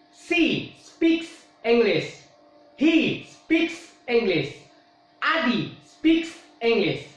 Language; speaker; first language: English; non-native, fluent; Indonesian